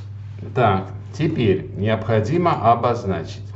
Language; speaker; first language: Russian; native; Russian